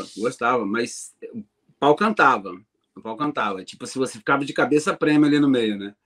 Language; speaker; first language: Portuguese; native; Portuguese